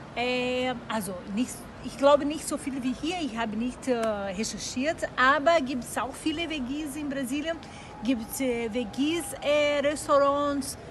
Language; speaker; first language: German; non-native, learner; Portuguese